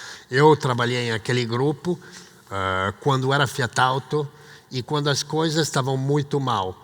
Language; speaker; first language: Portuguese; non-native, fluent; Italian